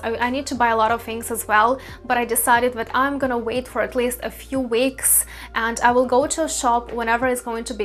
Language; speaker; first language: English; non-native, fluent; Russian